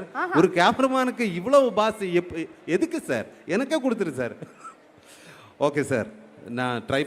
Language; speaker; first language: Tamil; non-native, learner; Malayalam